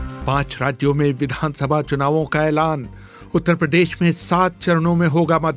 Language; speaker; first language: Hindi; native; Hindi